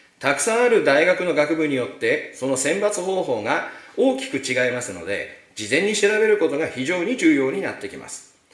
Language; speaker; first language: Japanese; native; Japanese